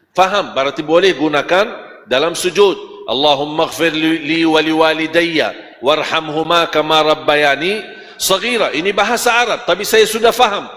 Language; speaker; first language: Malay; non-native, fluent; Arabic